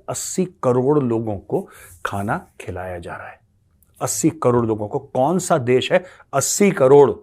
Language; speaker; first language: Hindi; native; Hindi